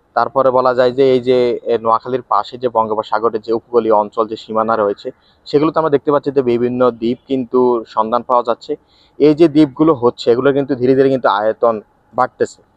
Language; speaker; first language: Bangla; native; Bangla